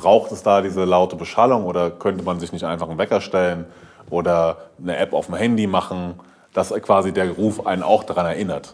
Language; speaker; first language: German; native; German